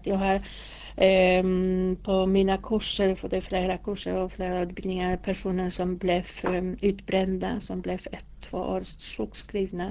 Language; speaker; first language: Swedish; non-native, fluent; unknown